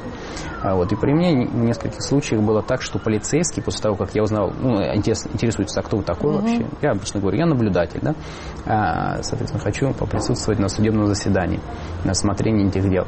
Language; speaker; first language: Russian; native; Russian